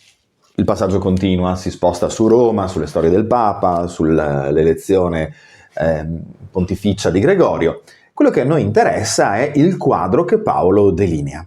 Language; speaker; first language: Italian; native; Italian